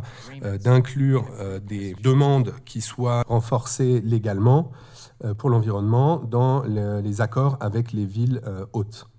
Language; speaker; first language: French; native; French